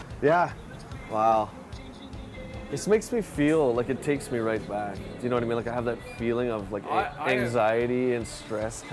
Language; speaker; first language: English; native; English